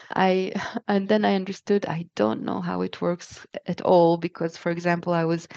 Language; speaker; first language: English; non-native, fluent; Hebrew